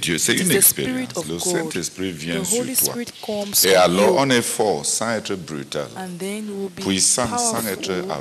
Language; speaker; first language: French; non-native, local second language; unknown